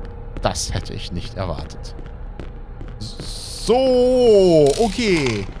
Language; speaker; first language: German; native; German